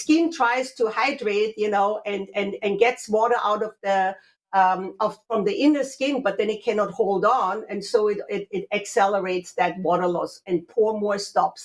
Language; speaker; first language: English; non-native, fluent; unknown